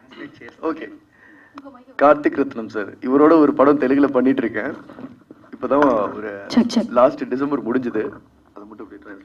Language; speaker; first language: Tamil; non-native, fluent; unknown